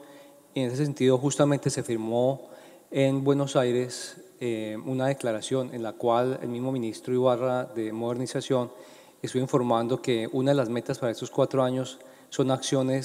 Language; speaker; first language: Spanish; native; Spanish